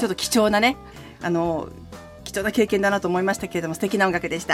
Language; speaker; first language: Japanese; native; Japanese